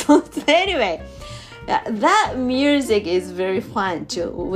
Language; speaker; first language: English; non-native, learner; Japanese